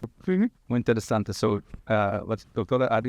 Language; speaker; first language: Spanish; early bilingual, heritage; Spanish